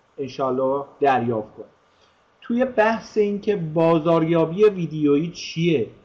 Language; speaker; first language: Persian; native; Persian